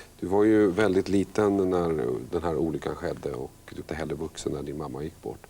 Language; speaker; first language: Swedish; native; Swedish